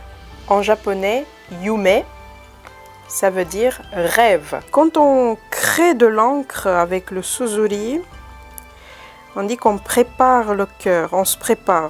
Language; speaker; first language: French; early bilingual, other home language; Romanian